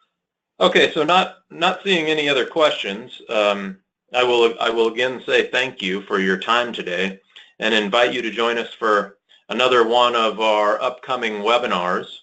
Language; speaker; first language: English; native; English